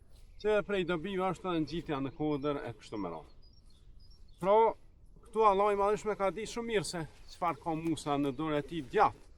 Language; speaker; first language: Albanian; native; Albanian